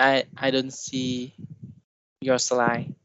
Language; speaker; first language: English; non-native, learner; Vietnamese